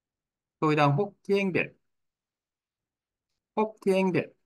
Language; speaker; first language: Vietnamese; non-native, learner; Korean